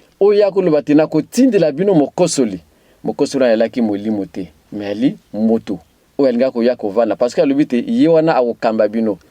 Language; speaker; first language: Lingala; non-native, local second language; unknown